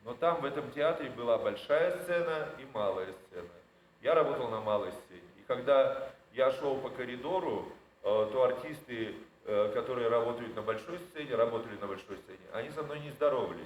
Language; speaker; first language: Russian; native; Russian